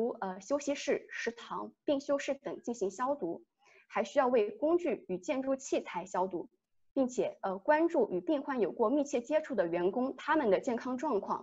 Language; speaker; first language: Chinese; native; Chinese